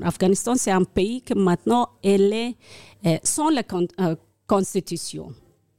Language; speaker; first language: French; non-native, learner; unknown